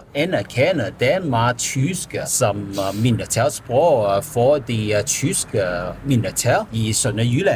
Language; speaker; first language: Danish; non-native, learner; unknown